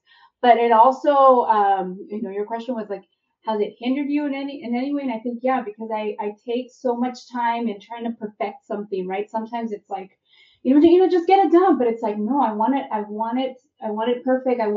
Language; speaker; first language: English; native; English